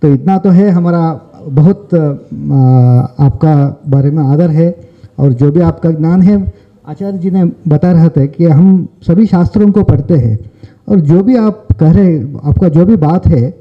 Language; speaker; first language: Hindi; non-native, local second language; Kannada